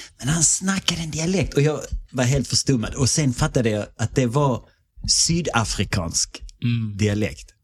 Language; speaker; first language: Swedish; native; Swedish